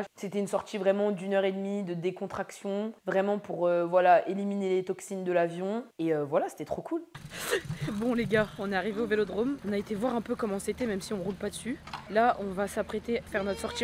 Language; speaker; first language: French; native; French